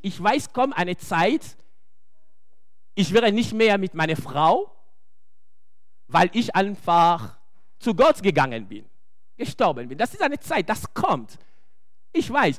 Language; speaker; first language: German; non-native, fluent; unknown